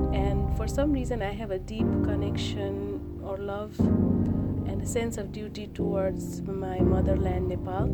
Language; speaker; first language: English; non-native, local second language; Nepali